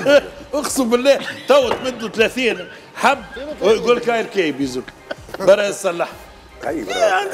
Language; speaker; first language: Arabic; native; Arabic